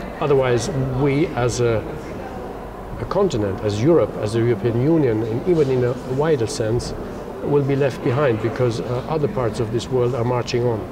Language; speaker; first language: English; non-native, fluent; German